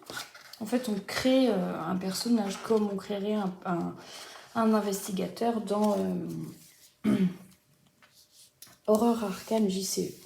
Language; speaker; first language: French; native; French